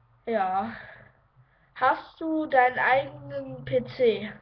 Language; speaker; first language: German; native; German